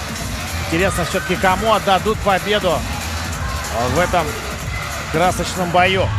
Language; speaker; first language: Russian; native; Russian